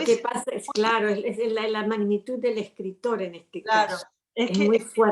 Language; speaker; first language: Spanish; native; Spanish